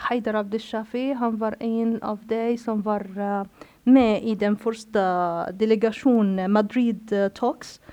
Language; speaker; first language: Norwegian; non-native, fluent; Arabic